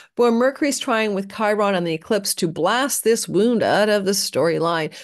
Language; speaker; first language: English; native; English